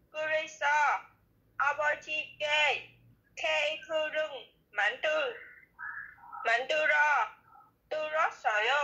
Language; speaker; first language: Korean; non-native, learner; Vietnamese